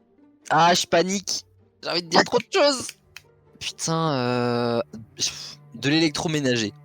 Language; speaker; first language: French; native; French